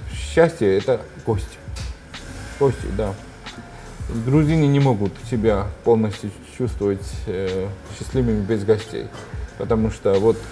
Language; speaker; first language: Russian; non-native, fluent; Georgian